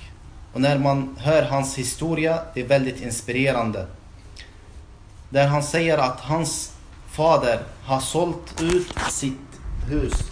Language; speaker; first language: Swedish; non-native, fluent; Arabic